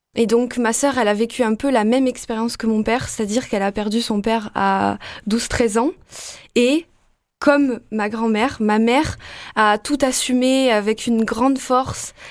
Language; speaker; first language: French; native; French